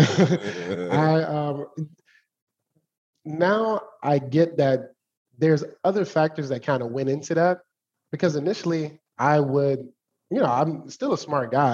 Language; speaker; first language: English; native; English